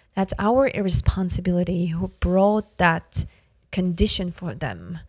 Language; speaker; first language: English; non-native, fluent; Yakut